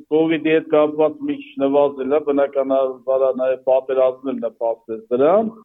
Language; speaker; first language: Armenian; native; Armenian